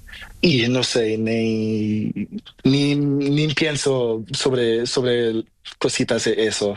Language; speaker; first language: Spanish; non-native, learner; Portuguese